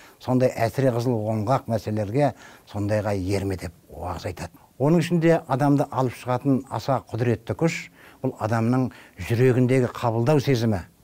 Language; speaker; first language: Kazakh; native; Kazakh